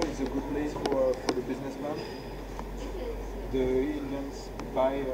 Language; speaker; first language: English; non-native, learner; French